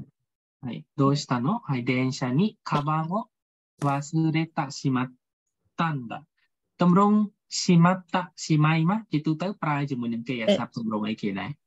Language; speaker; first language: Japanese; non-native, fluent; Khmer